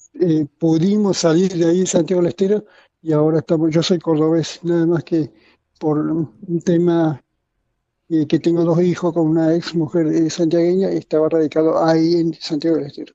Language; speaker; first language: Spanish; native; Spanish